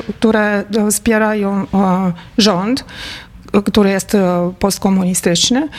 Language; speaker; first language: Polish; non-native, fluent; Romanian